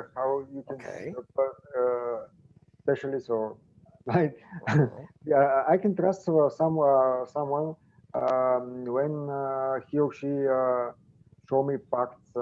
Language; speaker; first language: English; non-native, learner; Bulgarian